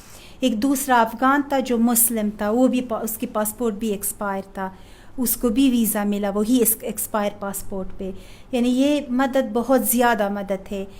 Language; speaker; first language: Hindi; non-native, fluent; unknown